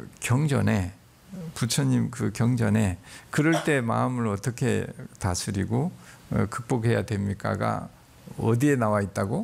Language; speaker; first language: Korean; native; Korean